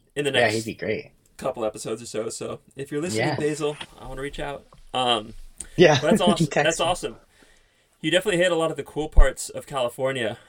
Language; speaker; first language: English; native; English